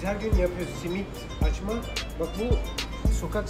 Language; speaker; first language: Turkish; native; Turkish